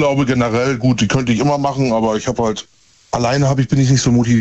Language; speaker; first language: German; native; German